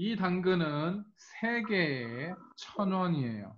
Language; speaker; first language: Korean; non-native, fluent; Spanish